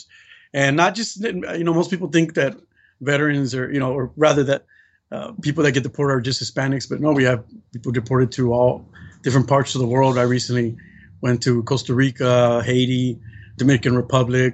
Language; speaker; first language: English; native; English